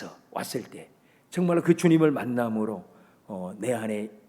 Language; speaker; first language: Korean; native; Korean